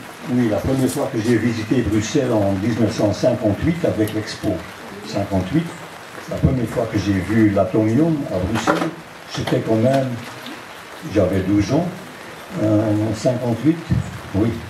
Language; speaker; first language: French; non-native, local second language; Dutch